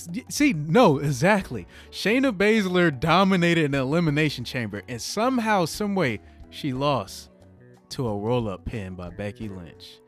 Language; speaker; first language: English; native; English